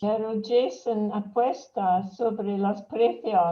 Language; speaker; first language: Spanish; non-native, fluent; English